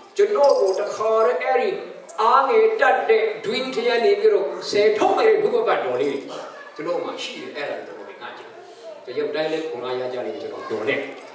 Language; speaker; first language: Burmese; non-native, local second language; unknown